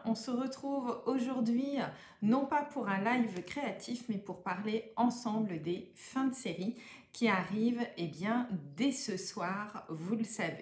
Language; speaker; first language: French; native; French